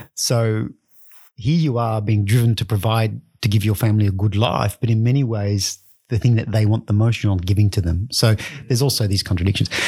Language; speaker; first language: English; native; English